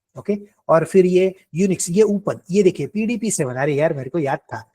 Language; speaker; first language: Hindi; non-native, local second language; Marathi